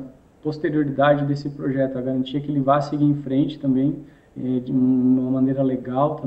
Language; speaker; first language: Portuguese; native; Portuguese